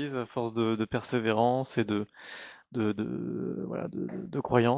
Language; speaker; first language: French; native; French